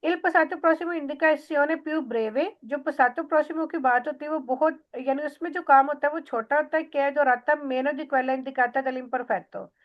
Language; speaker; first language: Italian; non-native, learner; Urdu